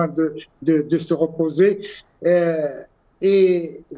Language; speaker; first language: French; non-native, local second language; Arabic